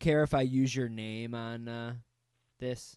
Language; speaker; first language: English; native; English